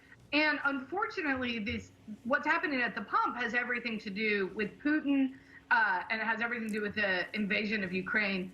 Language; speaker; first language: English; native; English